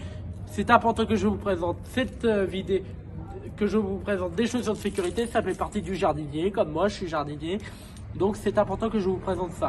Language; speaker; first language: French; native; French